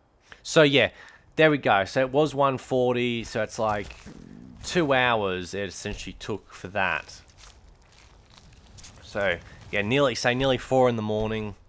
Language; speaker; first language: English; native; English